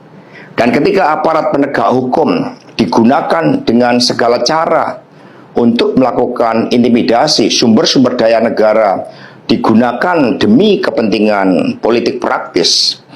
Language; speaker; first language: Indonesian; native; Indonesian